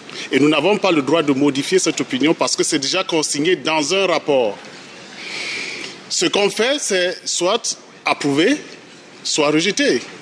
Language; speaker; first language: French; native; French